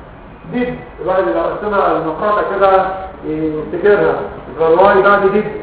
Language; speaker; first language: Arabic; native; Arabic